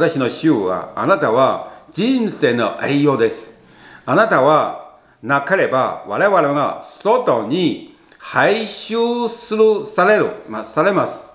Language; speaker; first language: Japanese; non-native, fluent; Chinese